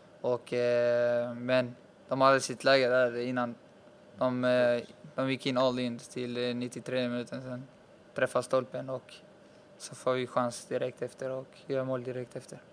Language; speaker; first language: Swedish; early bilingual, other home language; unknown